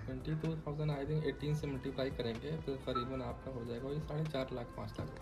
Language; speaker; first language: Hindi; native; Hindi